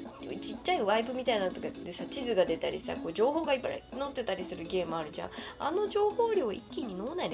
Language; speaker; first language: Japanese; native; Japanese